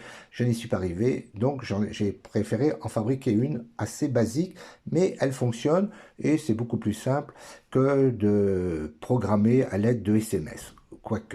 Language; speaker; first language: French; native; French